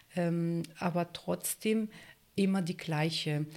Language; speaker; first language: German; non-native, fluent; Turkish